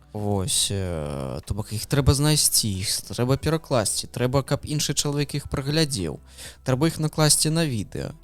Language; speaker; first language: Belarusian; non-native, local second language; Russian